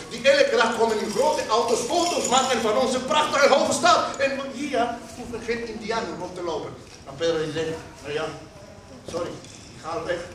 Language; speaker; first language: Dutch; non-native, fluent; Spanish